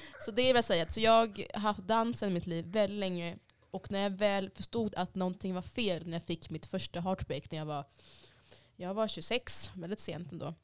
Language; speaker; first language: Swedish; early bilingual, other home language; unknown